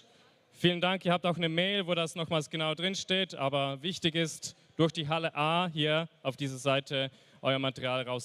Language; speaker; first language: German; native; German